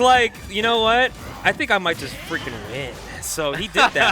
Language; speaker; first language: English; native; English